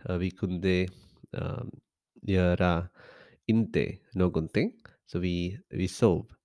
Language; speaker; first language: Swedish; non-native, learner; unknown